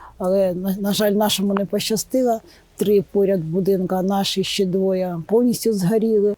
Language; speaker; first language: Ukrainian; non-native, local second language; Russian